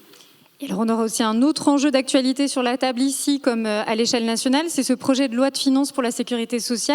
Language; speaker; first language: French; native; French